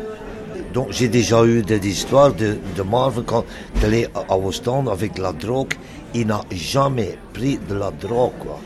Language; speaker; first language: French; non-native, local second language; Dutch